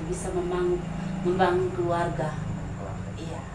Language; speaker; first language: Indonesian; non-native, local second language; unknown